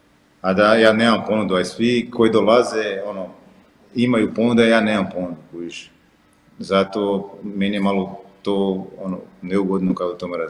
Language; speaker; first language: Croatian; non-native, fluent; Portuguese